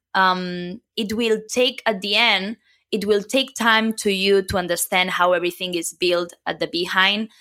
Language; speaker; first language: English; non-native, fluent; Catalan